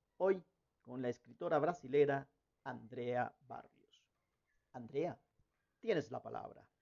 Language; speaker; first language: Spanish; native; Spanish